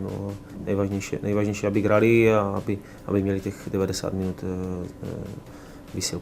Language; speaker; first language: Polish; non-native, learner; Czech